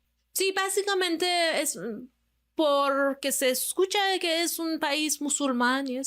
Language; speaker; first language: Spanish; non-native, fluent; Persian